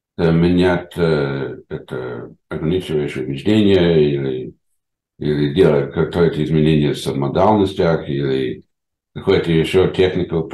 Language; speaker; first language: Russian; non-native, fluent; English